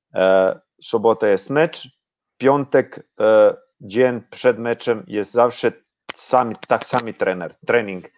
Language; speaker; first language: Polish; non-native, fluent; Croatian